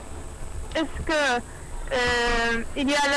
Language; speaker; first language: French; non-native, learner; Arabic